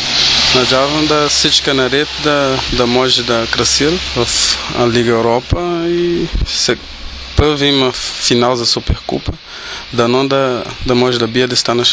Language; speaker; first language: Bulgarian; non-native, learner; Portuguese